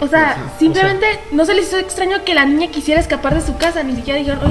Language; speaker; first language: Spanish; native; Spanish